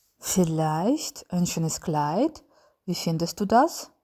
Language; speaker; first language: German; non-native, fluent; Ukrainian